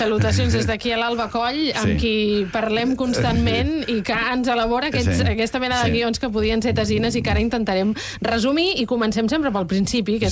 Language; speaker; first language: Catalan; native; Catalan